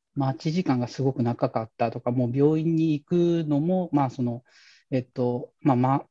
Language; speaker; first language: Japanese; native; Japanese